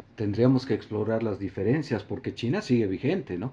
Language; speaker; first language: Spanish; native; Spanish